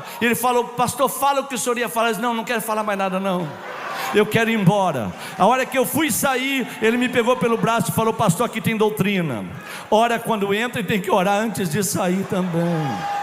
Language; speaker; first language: Portuguese; native; Portuguese